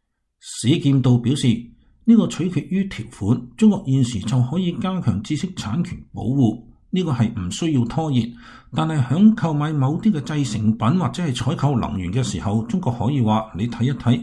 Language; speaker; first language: Chinese; non-native, local second language; Cantonese